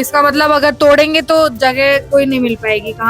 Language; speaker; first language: Hindi; native; Hindi